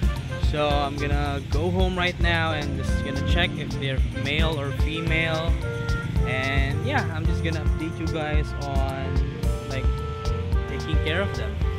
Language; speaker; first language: English; non-native, local second language; Filipino